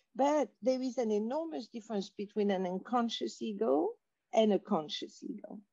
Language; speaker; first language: English; non-native, fluent; French